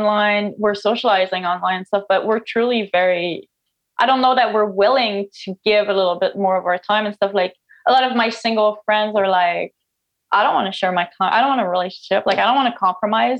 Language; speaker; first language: English; non-native, fluent; French